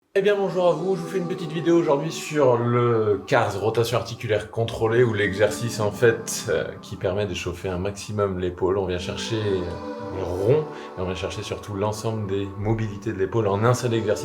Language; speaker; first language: French; native; French